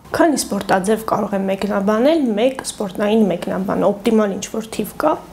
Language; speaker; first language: Armenian; native; Armenian